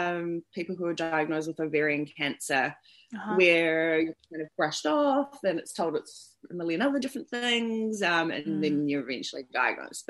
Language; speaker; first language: English; native; English